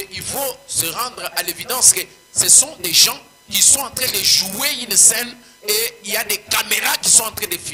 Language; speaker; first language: French; non-native, local second language; Swahili